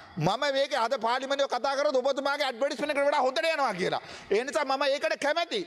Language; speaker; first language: Sinhala; non-native, local second language; Tamil